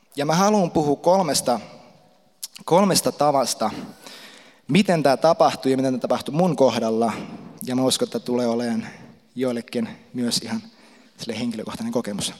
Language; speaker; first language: Finnish; native; Finnish